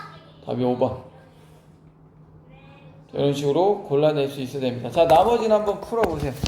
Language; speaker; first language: Korean; native; Korean